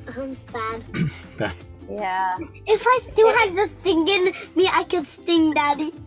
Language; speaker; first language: English; native; English